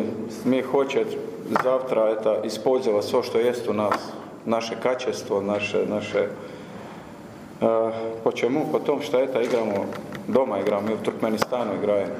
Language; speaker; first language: Russian; non-native, learner; Croatian